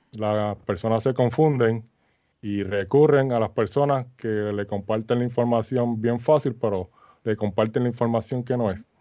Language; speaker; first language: Spanish; native; Spanish